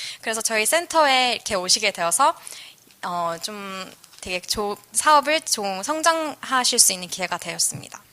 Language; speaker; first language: Korean; native; Korean